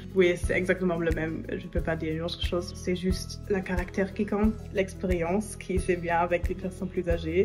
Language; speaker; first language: French; non-native, learner; German